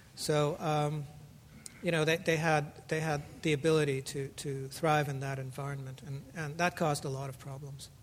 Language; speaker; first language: English; early bilingual, other home language; Russian